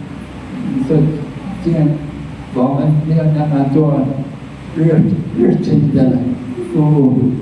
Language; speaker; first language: Chinese; non-native, fluent; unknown